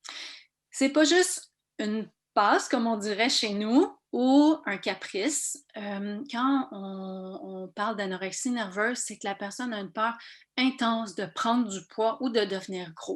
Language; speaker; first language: French; native; French